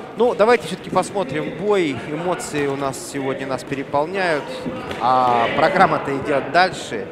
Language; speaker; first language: Russian; native; Russian